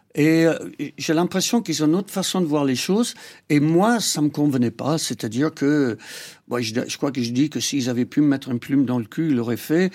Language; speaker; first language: French; non-native, fluent; English